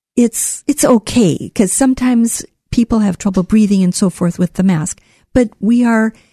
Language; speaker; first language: English; native; English